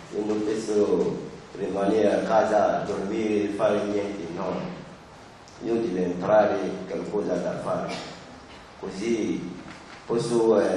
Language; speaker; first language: Italian; non-native, learner; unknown